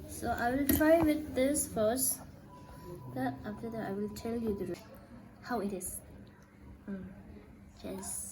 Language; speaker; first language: English; non-native, learner; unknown